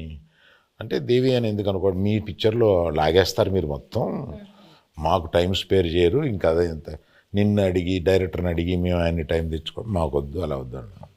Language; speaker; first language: Telugu; native; Telugu